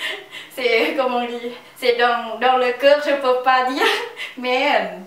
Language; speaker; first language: French; non-native, learner; Lao